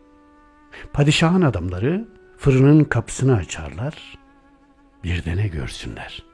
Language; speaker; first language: Turkish; native; Turkish